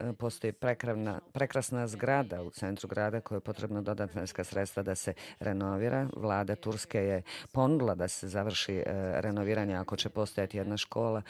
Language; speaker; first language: Bosnian; non-native, fluent; English